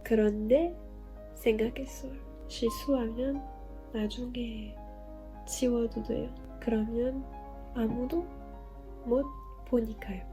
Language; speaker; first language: Korean; non-native, learner; French